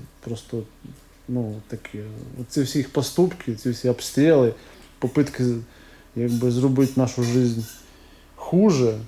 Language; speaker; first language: Ukrainian; native; Ukrainian